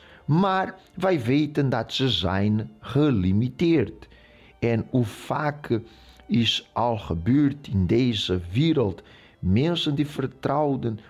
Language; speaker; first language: Dutch; non-native, local second language; Portuguese